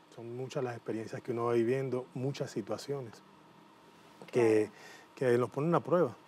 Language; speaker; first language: Spanish; native; Spanish